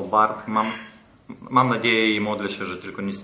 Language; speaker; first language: Polish; non-native, fluent; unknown